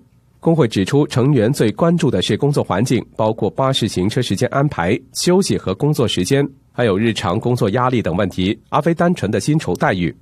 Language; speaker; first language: Chinese; native; Chinese